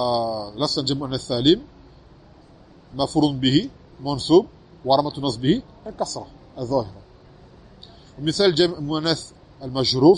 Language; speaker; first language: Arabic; non-native, fluent; French